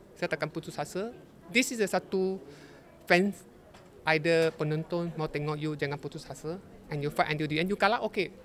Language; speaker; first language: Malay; non-native, local second language; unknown